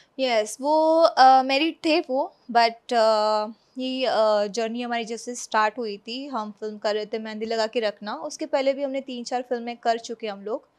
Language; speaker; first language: Hindi; non-native, local second language; Gujarati